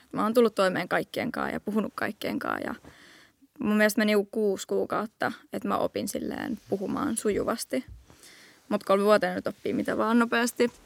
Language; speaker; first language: Finnish; early bilingual, heritage; Finnish